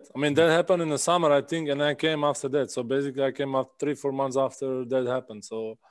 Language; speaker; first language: English; non-native, fluent; Czech